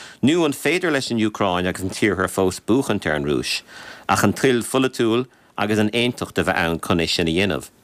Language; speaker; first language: Irish; native; Irish